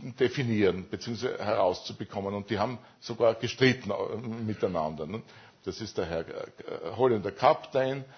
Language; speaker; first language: German; native; German